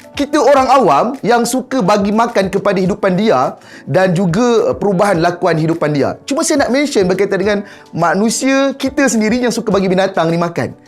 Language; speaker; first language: Malay; native; Malay